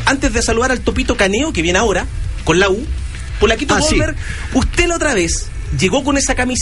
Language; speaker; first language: Spanish; native; Spanish